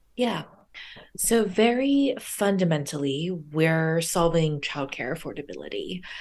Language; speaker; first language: English; early bilingual, other home language; Chinese